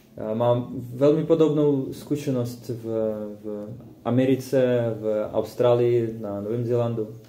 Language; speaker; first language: Czech; native; Czech